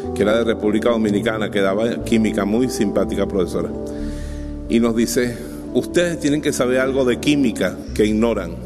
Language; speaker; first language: Spanish; native; Spanish